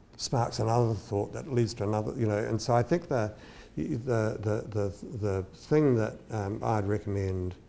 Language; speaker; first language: English; native; English